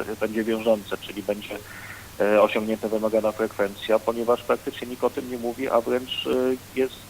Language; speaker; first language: Polish; native; Polish